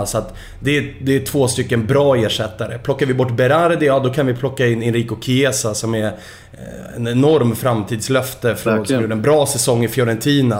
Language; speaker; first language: Swedish; native; Swedish